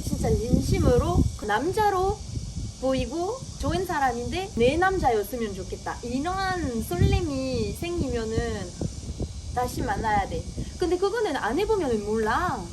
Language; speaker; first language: Korean; non-native, fluent; French